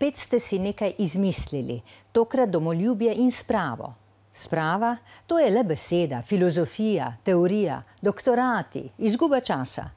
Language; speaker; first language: Slovenian; native; Slovenian